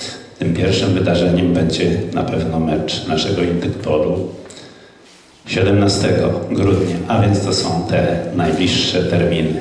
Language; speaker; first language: Polish; native; Polish